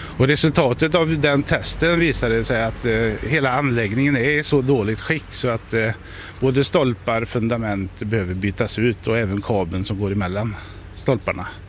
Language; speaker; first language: Swedish; native; Swedish